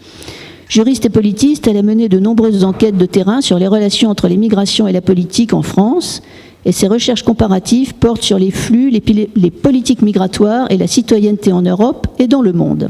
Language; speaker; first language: French; native; French